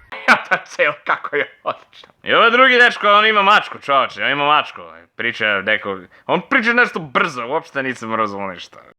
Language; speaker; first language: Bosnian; non-native, learner; English